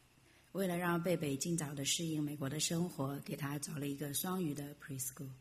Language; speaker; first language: Chinese; native; Chinese